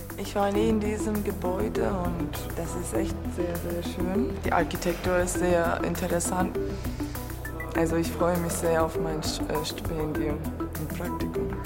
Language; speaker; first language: German; non-native, fluent; Turkish